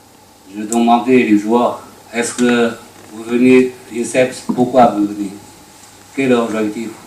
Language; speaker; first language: French; non-native, learner; Chinese